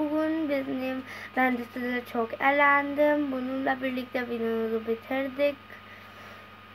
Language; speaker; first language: Turkish; non-native, fluent; Urdu